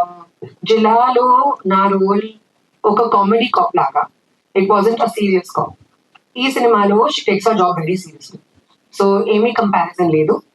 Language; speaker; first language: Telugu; non-native, fluent; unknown